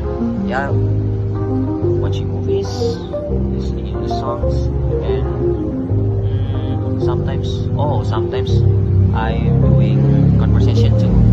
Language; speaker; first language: English; non-native, learner; Indonesian